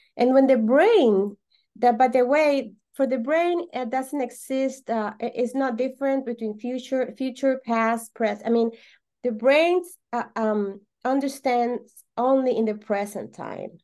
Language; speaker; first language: English; non-native, fluent; Spanish